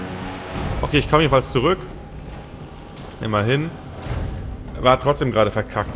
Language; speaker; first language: German; native; German